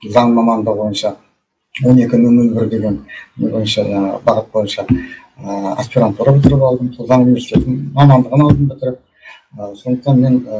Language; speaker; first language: Kazakh; native; Kazakh